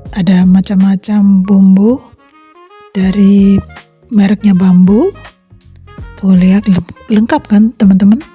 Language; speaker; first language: Indonesian; native; Indonesian